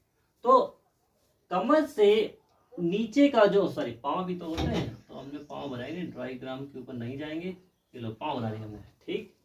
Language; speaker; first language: Hindi; native; Hindi